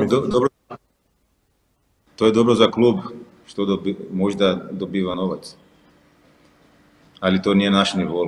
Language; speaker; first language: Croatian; non-native, fluent; Portuguese